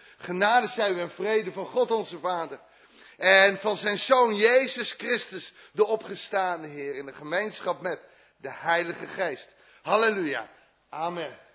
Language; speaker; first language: Dutch; native; Dutch